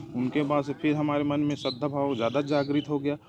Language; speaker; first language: Hindi; native; Hindi